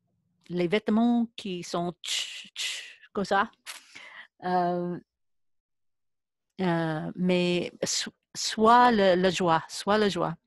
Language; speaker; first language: French; non-native, learner; English